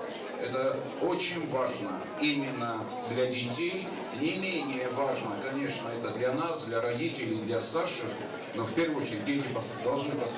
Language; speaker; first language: Russian; non-native, local second language; Ossetic